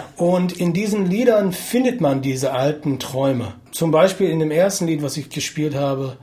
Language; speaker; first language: German; non-native, fluent; English